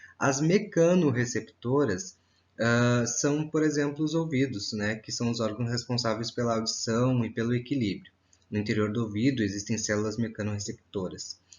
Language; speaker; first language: Portuguese; native; Portuguese